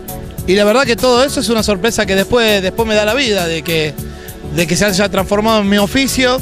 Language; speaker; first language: Spanish; native; Spanish